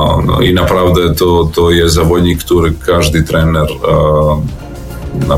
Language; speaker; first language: Polish; non-native, learner; Serbian